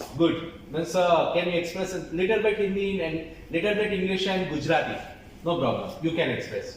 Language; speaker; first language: English; non-native, fluent; Gujarati